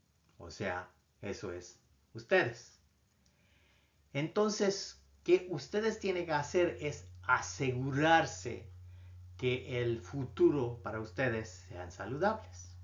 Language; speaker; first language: Spanish; non-native, fluent; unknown